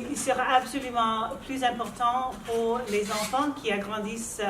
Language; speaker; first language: French; non-native, local second language; English